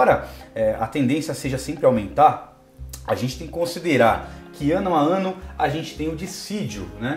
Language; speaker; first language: Portuguese; native; Portuguese